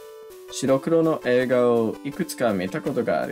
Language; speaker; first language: Japanese; non-native, learner; English